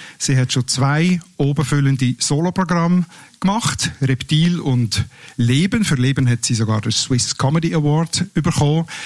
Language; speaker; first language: German; native; German